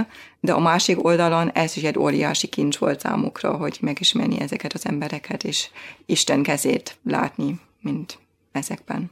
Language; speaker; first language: Hungarian; non-native, fluent; German